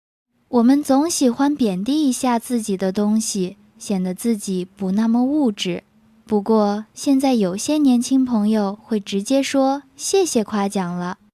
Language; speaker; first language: Chinese; native; Chinese